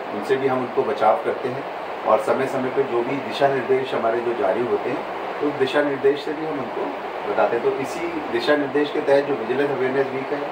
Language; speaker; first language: Hindi; native; Hindi